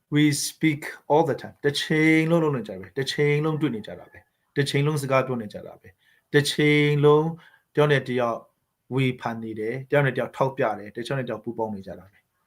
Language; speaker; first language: Burmese; non-native, local second language; Hakha Chin